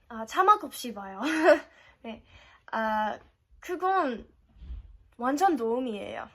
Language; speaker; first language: Korean; non-native, fluent; English